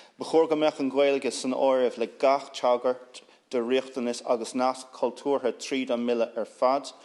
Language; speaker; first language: Irish; non-native, local second language; English